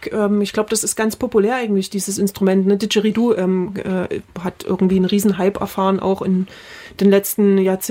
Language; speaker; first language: German; native; German